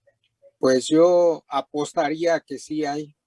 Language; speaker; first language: Spanish; native; Spanish